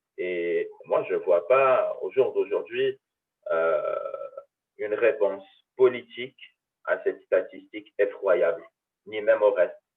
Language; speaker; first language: French; early bilingual, other home language; Arabic